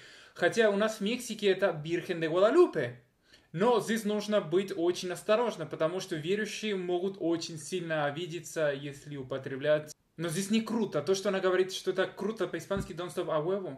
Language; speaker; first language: Russian; non-native, fluent; Spanish